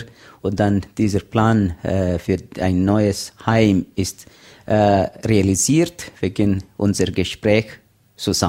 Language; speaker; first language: German; non-native, learner; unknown